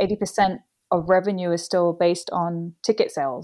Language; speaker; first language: English; native; English